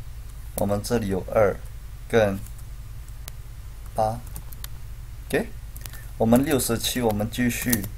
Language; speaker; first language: Chinese; non-native, fluent; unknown